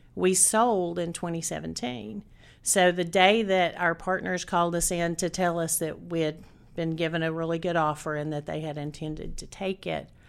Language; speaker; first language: English; native; English